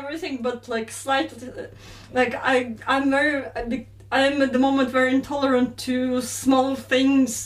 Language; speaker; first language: English; non-native, learner; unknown